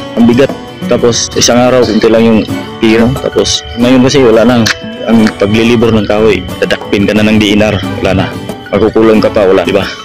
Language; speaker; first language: Filipino; non-native, local second language; Cebuano